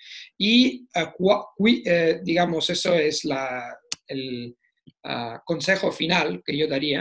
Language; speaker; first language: Spanish; non-native, fluent; Italian